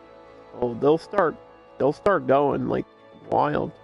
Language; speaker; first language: English; native; English